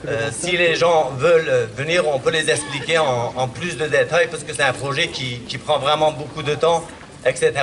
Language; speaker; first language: French; non-native, fluent; Kurdish